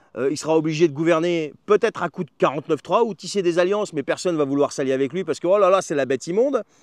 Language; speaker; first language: French; native; French